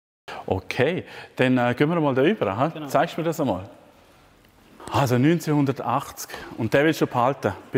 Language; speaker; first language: German; native; German